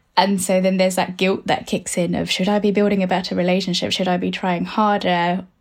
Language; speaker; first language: English; early bilingual, other home language; Tamil